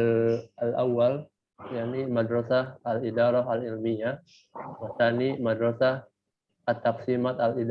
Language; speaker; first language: Arabic; non-native, learner; Indonesian